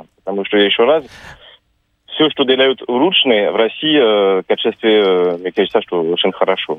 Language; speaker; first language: Russian; non-native, fluent; French